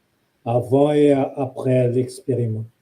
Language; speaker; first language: French; non-native, fluent; Portuguese